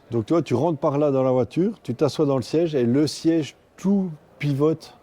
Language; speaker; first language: French; native; French